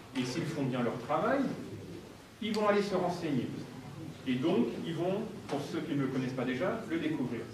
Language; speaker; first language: French; native; French